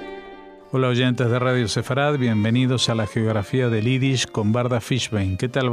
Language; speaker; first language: Spanish; native; Spanish